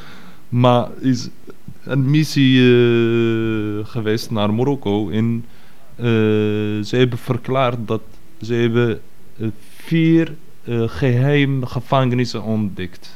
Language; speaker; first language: Dutch; non-native, fluent; Arabic